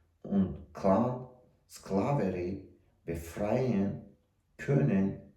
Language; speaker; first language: German; non-native, learner; Tajik